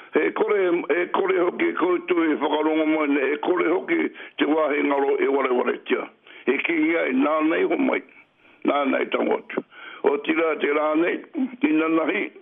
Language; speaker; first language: Māori; native; Māori